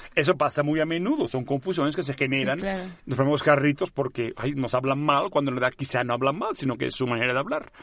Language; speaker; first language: Spanish; non-native, local second language; Catalan